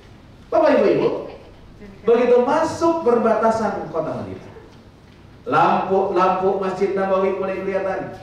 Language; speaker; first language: Indonesian; native; Indonesian